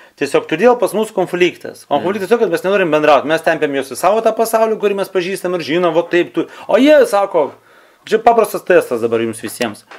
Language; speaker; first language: Lithuanian; non-native, local second language; Russian